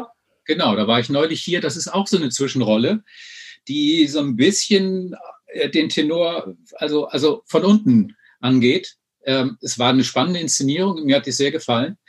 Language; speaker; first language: German; native; German